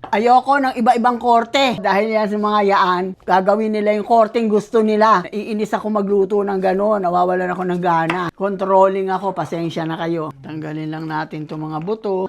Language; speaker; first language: Filipino; native; Filipino